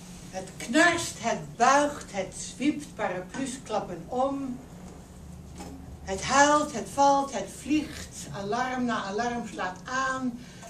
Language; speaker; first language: Dutch; native; Dutch